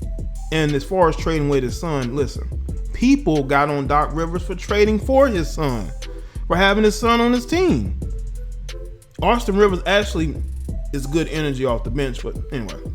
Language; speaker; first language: English; native; English